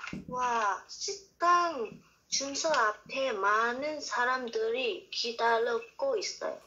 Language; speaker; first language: Korean; non-native, learner; Vietnamese